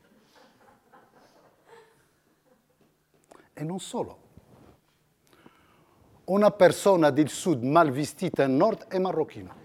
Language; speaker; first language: Italian; non-native, fluent; Arabic